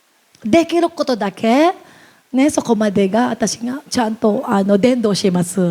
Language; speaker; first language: Japanese; non-native, learner; Filipino